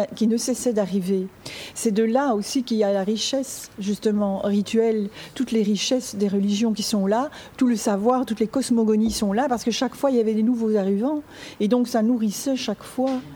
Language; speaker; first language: French; native; French